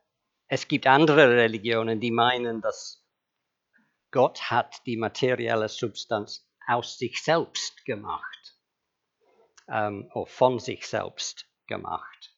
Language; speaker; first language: German; non-native, fluent; English